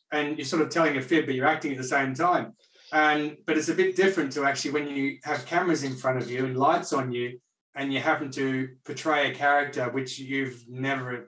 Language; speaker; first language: English; native; English